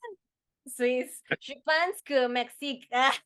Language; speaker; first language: French; non-native, learner; Spanish